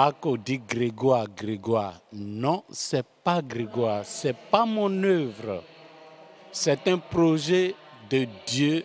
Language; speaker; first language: French; non-native, local second language; Fon